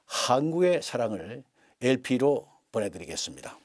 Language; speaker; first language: Korean; native; Korean